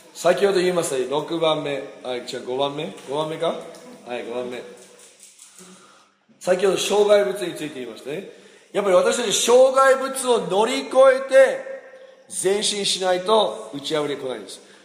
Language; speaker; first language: Japanese; non-native, fluent; English